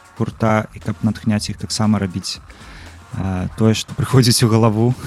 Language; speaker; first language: Belarusian; native; Belarusian